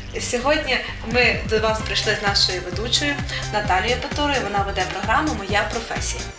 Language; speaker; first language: Ukrainian; native; Ukrainian